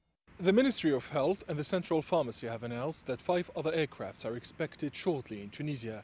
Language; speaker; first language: English; non-native, fluent; Arabic